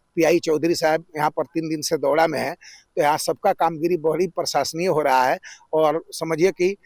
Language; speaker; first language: Hindi; native; Hindi